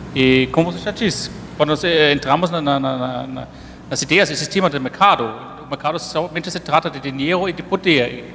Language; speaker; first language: Portuguese; non-native, fluent; German